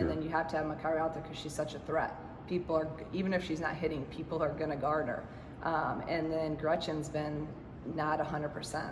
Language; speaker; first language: English; native; English